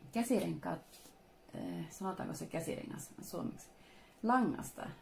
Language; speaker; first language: Finnish; early bilingual, heritage; Finnish